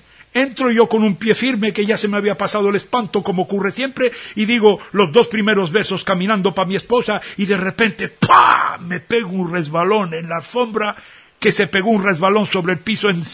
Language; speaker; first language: Spanish; early bilingual, heritage; Ladino